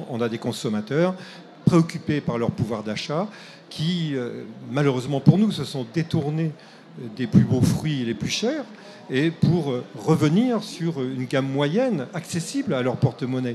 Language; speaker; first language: French; native; French